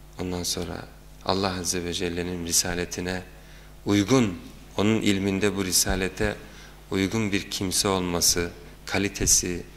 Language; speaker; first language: Turkish; native; Turkish